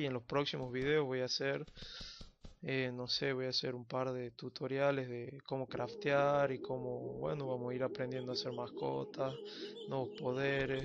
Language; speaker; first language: Spanish; native; Spanish